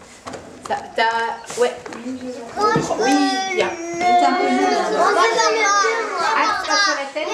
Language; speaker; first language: French; native; French